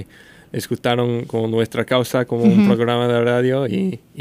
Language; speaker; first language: Spanish; non-native, fluent; English